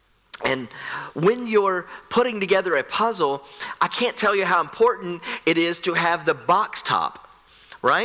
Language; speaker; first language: English; native; English